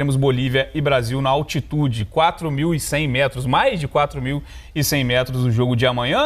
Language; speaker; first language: Portuguese; native; Portuguese